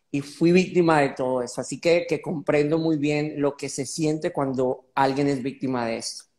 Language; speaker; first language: Spanish; native; Spanish